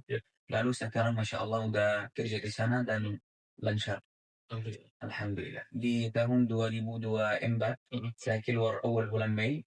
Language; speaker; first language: Indonesian; non-native, fluent; Arabic